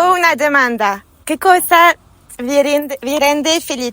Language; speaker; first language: Italian; non-native, learner; French